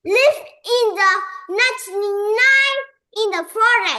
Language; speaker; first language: English; non-native, learner; Vietnamese